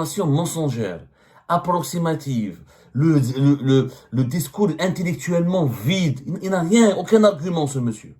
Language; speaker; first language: French; non-native, local second language; Arabic